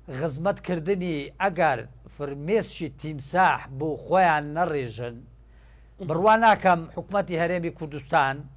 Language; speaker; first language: Central Kurdish; non-native, local second language; Turkish